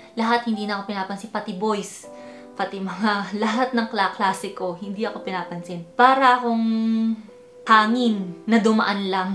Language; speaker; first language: Filipino; early bilingual, heritage; Filipino